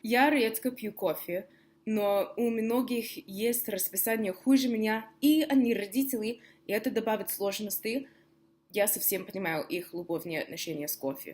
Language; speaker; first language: Russian; non-native, fluent; English